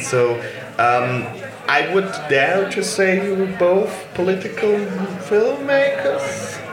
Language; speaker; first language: English; non-native, fluent; German